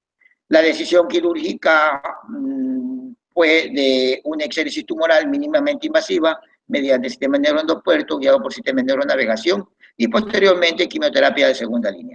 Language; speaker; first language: Spanish; native; Spanish